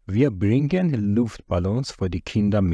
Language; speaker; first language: German; non-native, fluent; Persian